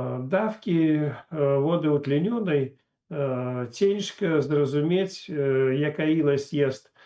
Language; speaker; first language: Polish; non-native, learner; Russian